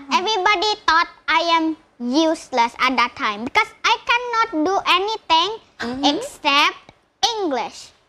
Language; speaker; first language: English; non-native, learner; Indonesian